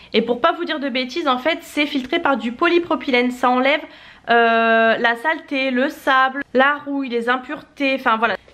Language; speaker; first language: French; native; French